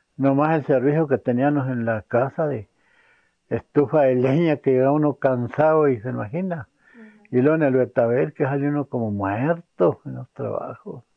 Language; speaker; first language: Spanish; native; Spanish